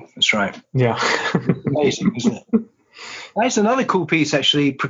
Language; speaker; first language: English; native; English